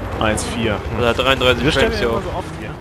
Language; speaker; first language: German; native; German